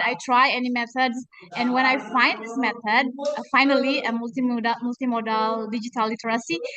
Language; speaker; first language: English; non-native, learner; Indonesian